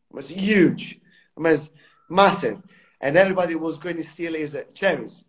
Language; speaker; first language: English; non-native, fluent; Italian